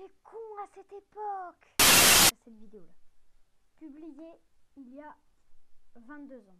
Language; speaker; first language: French; native; French